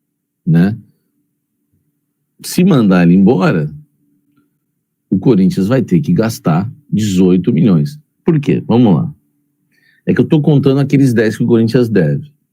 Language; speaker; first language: Portuguese; native; Portuguese